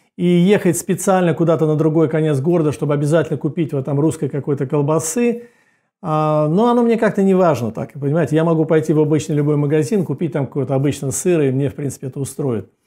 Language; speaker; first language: Russian; native; Russian